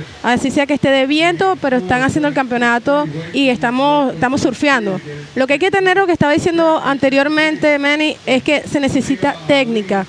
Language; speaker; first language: Spanish; native; Spanish